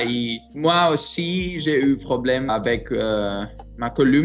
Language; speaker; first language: French; non-native, learner; Greek